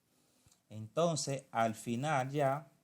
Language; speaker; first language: Spanish; native; Spanish